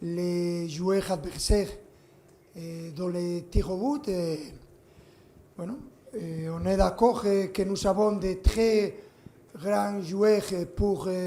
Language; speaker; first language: French; non-native, fluent; Spanish